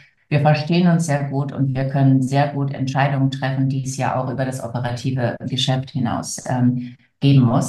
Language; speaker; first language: German; native; German